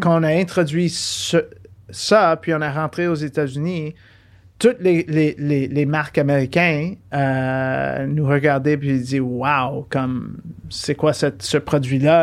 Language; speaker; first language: French; early bilingual, heritage; French